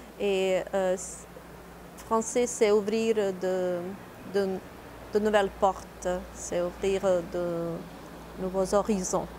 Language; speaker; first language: French; non-native, fluent; Bosnian